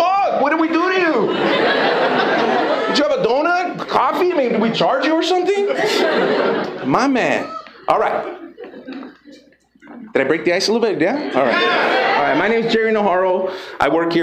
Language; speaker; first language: English; native; English